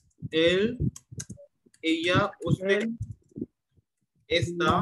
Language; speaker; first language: Spanish; non-native, learner; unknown